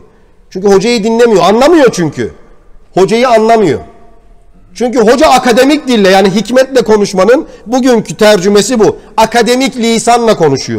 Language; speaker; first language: Turkish; native; Turkish